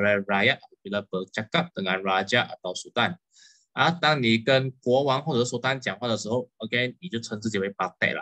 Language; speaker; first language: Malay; non-native, local second language; Chinese